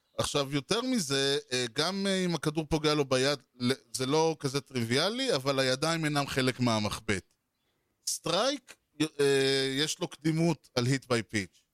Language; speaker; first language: Hebrew; native; Hebrew